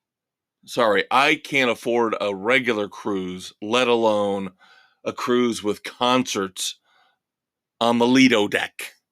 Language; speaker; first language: English; native; English